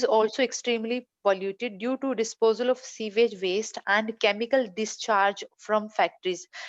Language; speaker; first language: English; non-native, fluent; Hindi